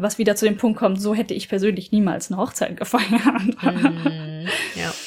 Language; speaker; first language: German; native; German